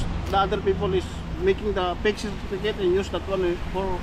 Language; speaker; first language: English; non-native, learner; Filipino